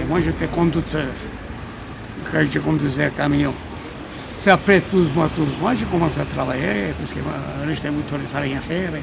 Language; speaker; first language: French; non-native, learner; Italian